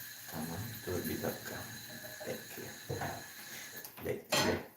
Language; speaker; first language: Turkish; non-native, learner; Filipino